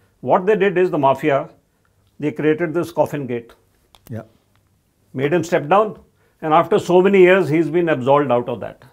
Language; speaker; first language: English; non-native, local second language; Hindi